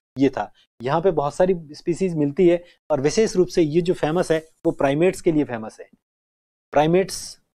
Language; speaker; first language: Hindi; native; Hindi